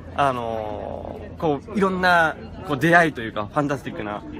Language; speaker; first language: Japanese; native; Japanese